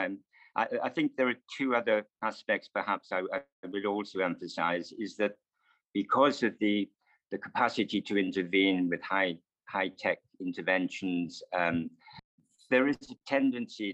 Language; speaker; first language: English; native; English